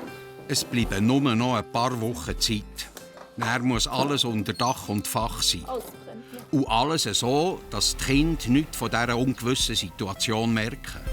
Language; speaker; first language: German; native; German